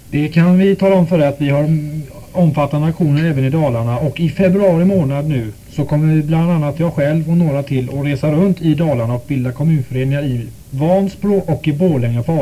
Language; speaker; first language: Swedish; native; Swedish